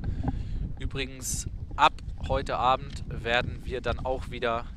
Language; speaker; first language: German; native; German